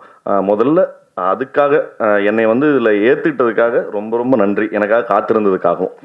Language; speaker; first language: Tamil; native; Tamil